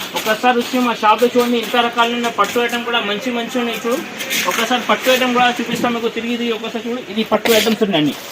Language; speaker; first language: Telugu; non-native, local second language; Urdu